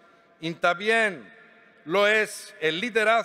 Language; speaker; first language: Spanish; non-native, fluent; Greek